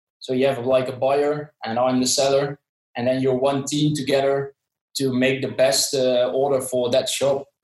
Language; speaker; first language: English; non-native, fluent; Dutch